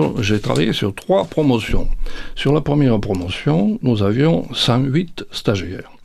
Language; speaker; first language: French; native; French